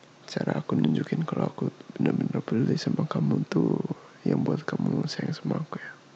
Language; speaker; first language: Indonesian; native; Indonesian